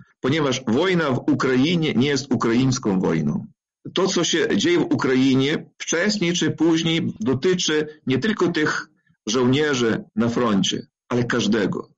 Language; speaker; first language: Polish; non-native, fluent; Ukrainian